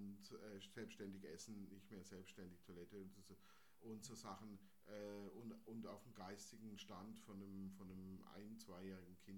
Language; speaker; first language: German; native; German